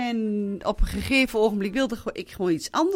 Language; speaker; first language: Dutch; native; Dutch